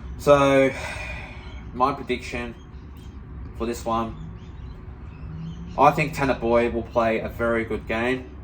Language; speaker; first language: English; native; English